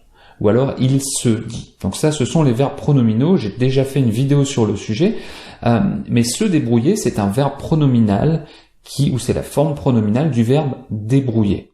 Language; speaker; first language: French; native; French